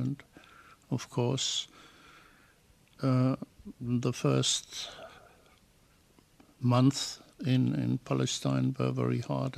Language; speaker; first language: English; non-native, fluent; German